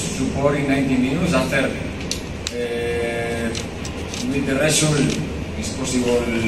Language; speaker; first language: English; non-native, learner; Spanish